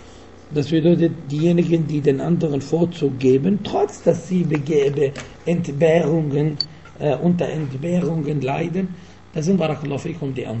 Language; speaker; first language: German; non-native, fluent; Arabic